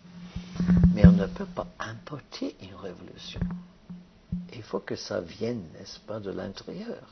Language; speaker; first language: French; non-native, fluent; Norwegian